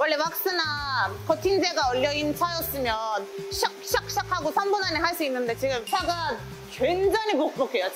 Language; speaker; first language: Korean; non-native, fluent; Turkish